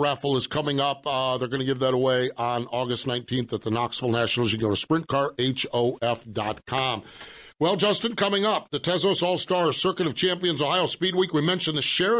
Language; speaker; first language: English; native; English